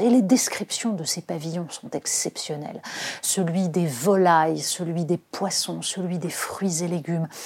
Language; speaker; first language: French; native; French